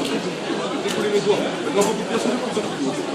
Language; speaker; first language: French; native; French